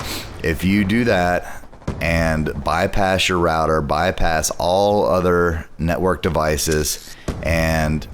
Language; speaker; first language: English; native; English